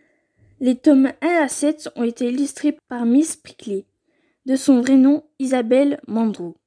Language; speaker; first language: French; native; French